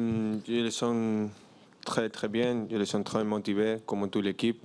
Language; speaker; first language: French; non-native, learner; Spanish